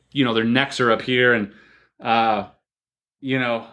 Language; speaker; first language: English; native; English